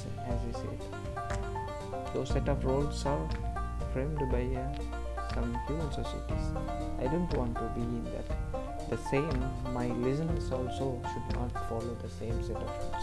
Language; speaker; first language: English; non-native, local second language; Tamil